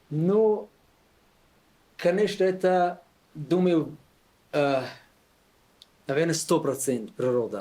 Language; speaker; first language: Russian; non-native, local second language; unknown